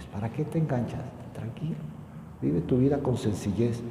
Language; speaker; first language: Spanish; native; Spanish